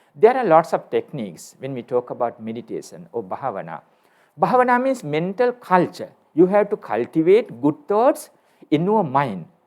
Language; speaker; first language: English; non-native, local second language; Sinhala